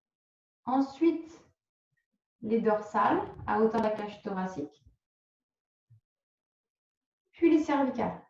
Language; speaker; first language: French; native; French